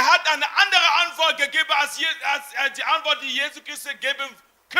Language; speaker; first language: German; non-native, fluent; French